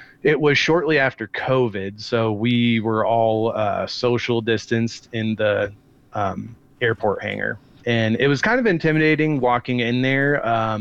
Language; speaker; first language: English; native; English